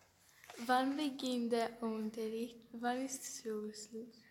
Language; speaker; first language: German; non-native, learner; Greek